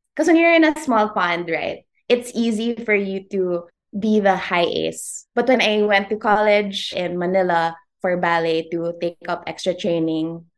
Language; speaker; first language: English; non-native, local second language; Cebuano